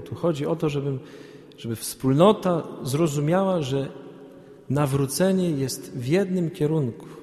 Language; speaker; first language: Polish; native; Polish